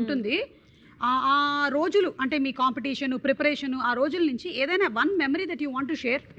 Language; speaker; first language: Telugu; native; Telugu